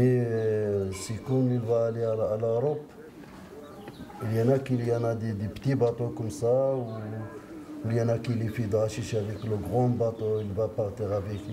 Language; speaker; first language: French; non-native, local second language; Arabic